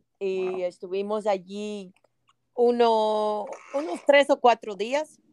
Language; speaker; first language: Spanish; native; Spanish